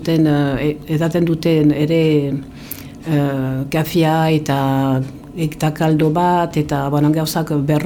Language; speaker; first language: Basque; non-native, local second language; French